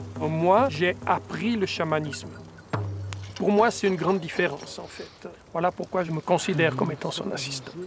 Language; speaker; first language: French; native; French